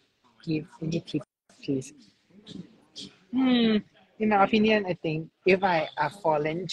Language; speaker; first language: English; non-native, learner; Thai